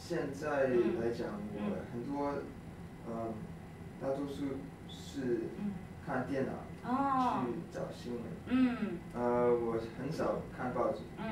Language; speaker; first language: Chinese; early bilingual, heritage; Cantonese